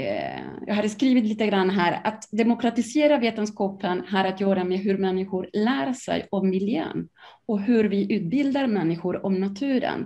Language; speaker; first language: Swedish; non-native, fluent; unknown